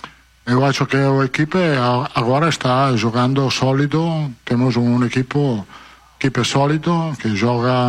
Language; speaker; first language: Portuguese; non-native, fluent; Italian